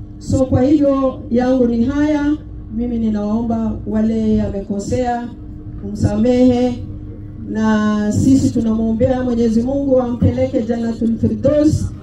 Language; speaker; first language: Swahili; non-native, local second language; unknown